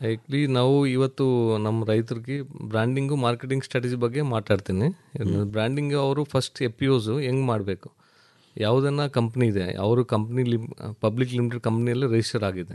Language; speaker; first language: Kannada; non-native, learner; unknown